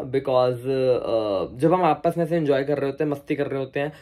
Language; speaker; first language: Hindi; non-native, local second language; Punjabi